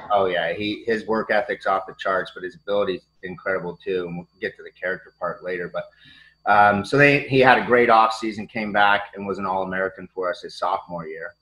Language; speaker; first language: English; native; English